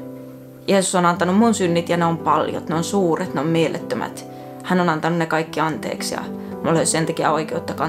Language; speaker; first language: Finnish; native; Finnish